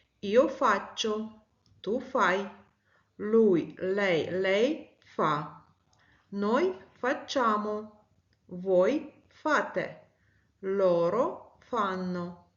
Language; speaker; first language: Italian; non-native, fluent; Ukrainian